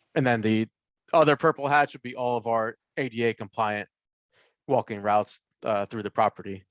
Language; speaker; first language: English; native; English